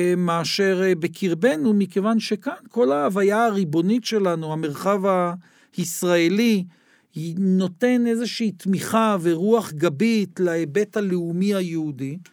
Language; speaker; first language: Hebrew; native; Hebrew